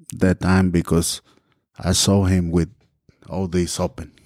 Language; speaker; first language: English; non-native, learner; Spanish